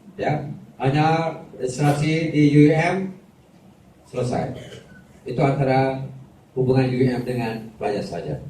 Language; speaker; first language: Malay; native; Malay